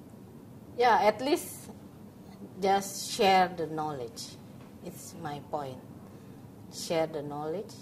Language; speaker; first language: English; non-native, learner; Indonesian